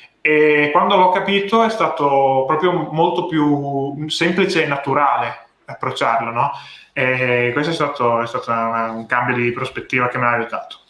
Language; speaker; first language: Italian; native; Italian